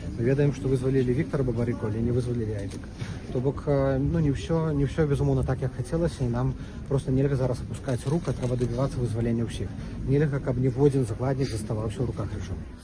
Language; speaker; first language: Belarusian; native; Belarusian